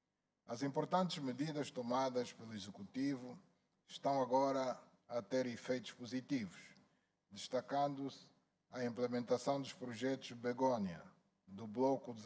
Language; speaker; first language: Portuguese; native; Portuguese